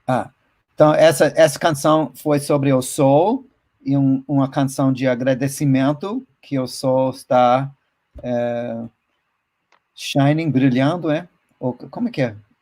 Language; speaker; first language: Portuguese; non-native, fluent; English